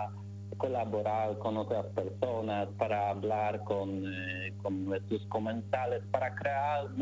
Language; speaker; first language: Spanish; non-native, learner; Polish